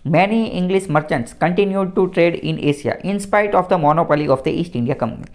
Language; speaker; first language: English; non-native, local second language; Gujarati